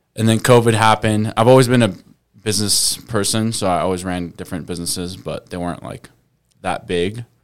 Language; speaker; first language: English; early bilingual, other home language; Arabic